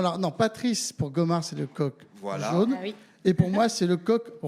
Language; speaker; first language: French; native; French